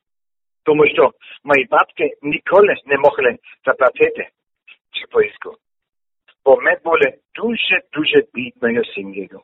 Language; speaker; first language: Ukrainian; non-native, learner; German